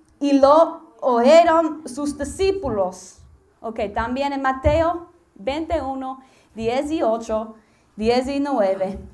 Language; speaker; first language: Spanish; non-native, learner; English